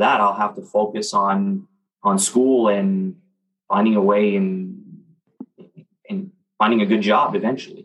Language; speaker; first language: English; non-native, fluent; French